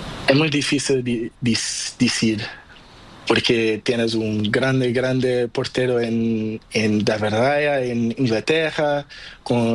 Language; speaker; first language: Spanish; non-native, learner; Portuguese